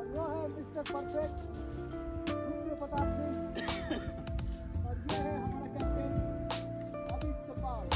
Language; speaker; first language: Hindi; non-native, local second language; Bangla